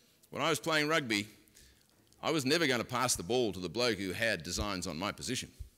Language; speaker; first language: English; native; English